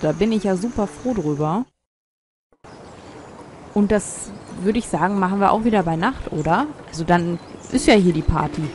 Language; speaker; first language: German; native; German